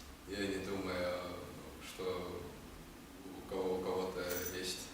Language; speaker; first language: Russian; non-native, learner; Estonian